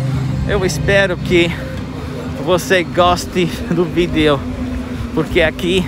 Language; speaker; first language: Portuguese; non-native, fluent; Italian